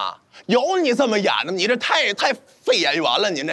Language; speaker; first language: Chinese; native; Chinese